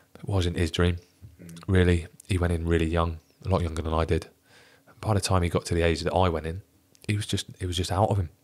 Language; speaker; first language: English; native; English